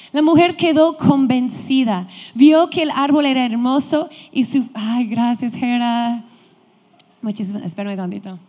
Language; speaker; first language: Spanish; non-native, fluent; English